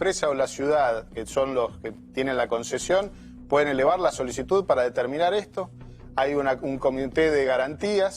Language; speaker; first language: Spanish; native; Spanish